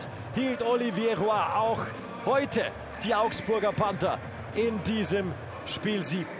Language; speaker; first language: German; native; German